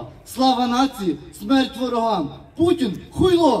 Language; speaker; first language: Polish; non-native, learner; Ukrainian